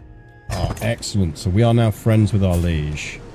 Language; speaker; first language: English; native; English